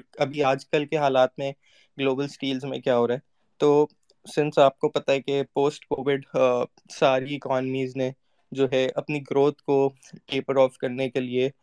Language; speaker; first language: Urdu; native; Urdu